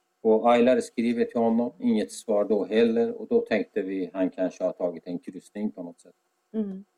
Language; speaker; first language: Swedish; non-native, fluent; Azerbaijani